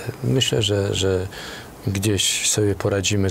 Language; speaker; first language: Polish; native; Polish